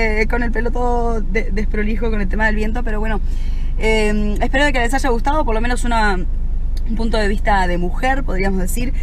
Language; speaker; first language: Spanish; early bilingual, heritage; Spanish